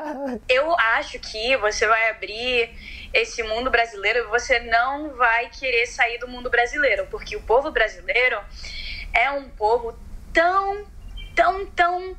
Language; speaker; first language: Portuguese; early bilingual, heritage; Portuguese